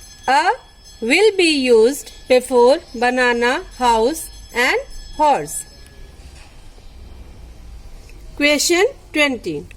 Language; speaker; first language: English; non-native, local second language; Hindi